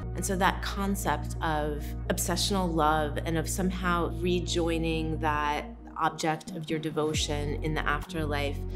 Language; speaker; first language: English; native; English